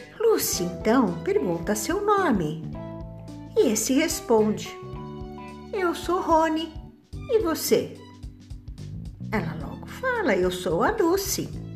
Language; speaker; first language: Portuguese; native; Portuguese